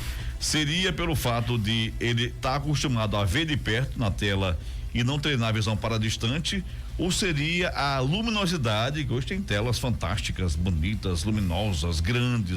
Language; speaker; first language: Portuguese; native; Portuguese